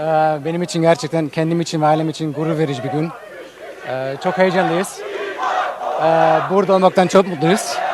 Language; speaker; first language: Turkish; early bilingual, heritage; Turkish